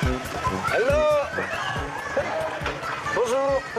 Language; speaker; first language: French; native; French